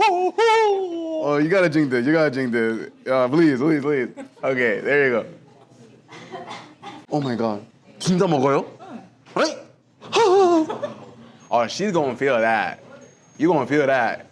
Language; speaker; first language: English; native; English